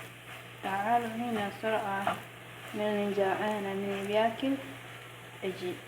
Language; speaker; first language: Arabic; non-native, fluent; Oromo